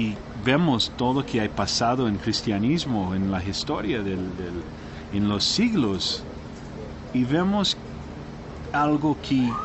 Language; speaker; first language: Spanish; non-native, learner; English